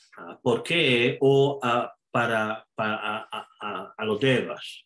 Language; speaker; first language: Spanish; non-native, fluent; Italian